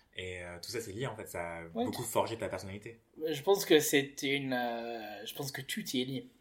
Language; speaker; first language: French; early bilingual, other home language; English